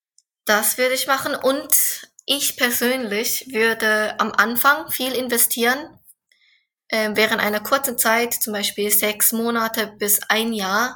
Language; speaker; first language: German; non-native, fluent; Korean